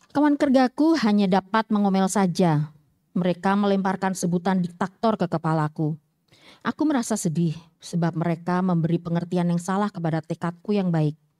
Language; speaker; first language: Indonesian; native; Indonesian